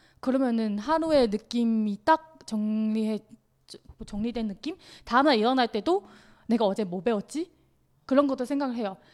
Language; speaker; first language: Korean; non-native, fluent; Chinese